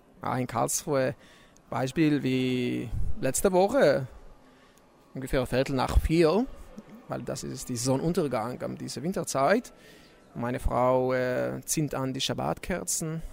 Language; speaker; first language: German; non-native, learner; Hebrew